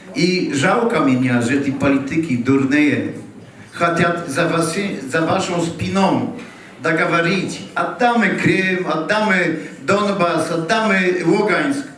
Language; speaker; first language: Polish; early bilingual, heritage; Polish